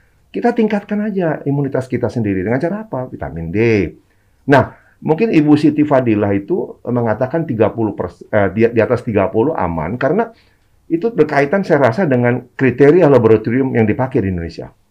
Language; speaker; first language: Indonesian; native; Indonesian